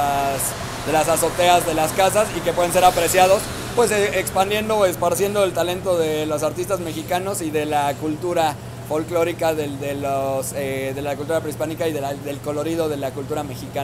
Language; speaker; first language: Spanish; native; Spanish